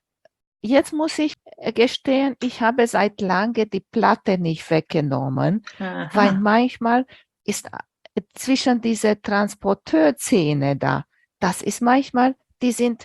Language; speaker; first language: German; non-native, fluent; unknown